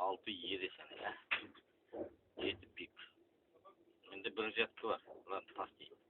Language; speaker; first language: Turkish; non-native, learner; Kazakh